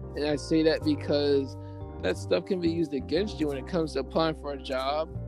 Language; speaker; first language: English; native; English